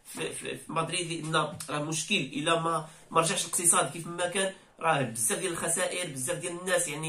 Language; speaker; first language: Arabic; native; Arabic